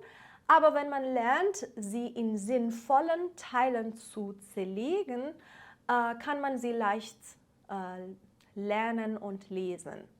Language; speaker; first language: German; non-native, fluent; Persian